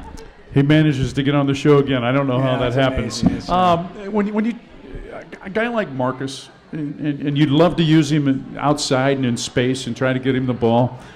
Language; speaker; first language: English; native; English